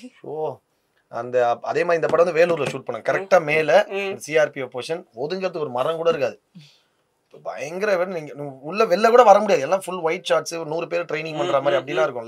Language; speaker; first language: Tamil; native; Tamil